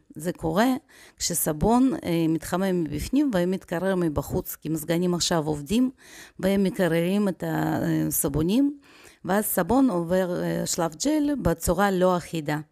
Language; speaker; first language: Hebrew; non-native, fluent; Russian